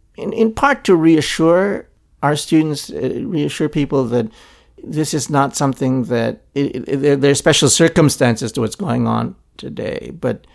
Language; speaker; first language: English; non-native, local second language; Filipino